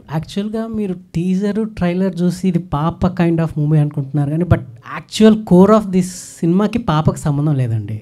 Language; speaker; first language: Telugu; native; Telugu